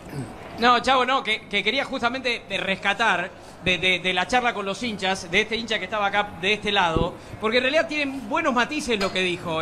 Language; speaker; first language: Spanish; native; Spanish